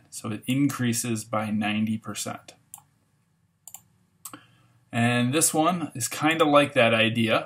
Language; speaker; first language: English; native; English